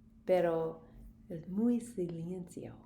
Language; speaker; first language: Spanish; non-native, learner; English